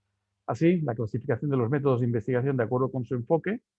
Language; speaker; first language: Spanish; native; Spanish